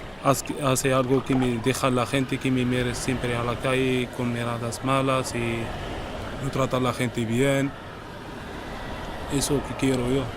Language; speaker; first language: Spanish; non-native, learner; Arabic